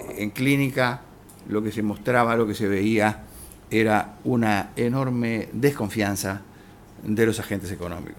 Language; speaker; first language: Spanish; native; Spanish